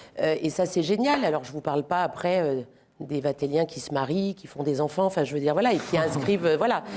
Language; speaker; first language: French; native; French